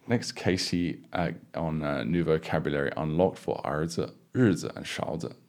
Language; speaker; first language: English; native; English